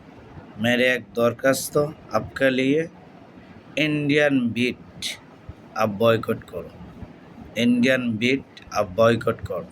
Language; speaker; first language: Hindi; non-native, learner; Bangla